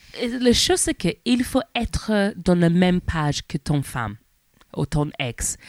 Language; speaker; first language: French; non-native, learner; English